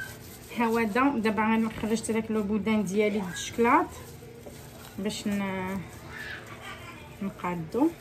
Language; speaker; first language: Arabic; native; Arabic